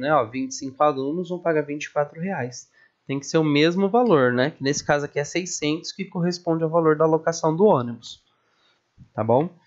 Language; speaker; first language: Portuguese; native; Portuguese